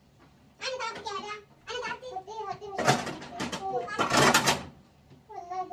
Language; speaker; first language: Arabic; non-native, learner; Oromo